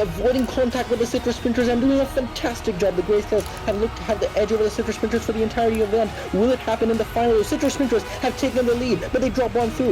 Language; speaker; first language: English; native; English